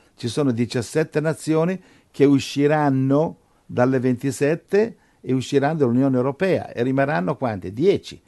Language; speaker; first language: Italian; non-native, fluent; English